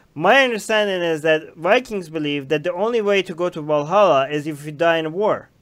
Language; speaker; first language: English; non-native, fluent; Persian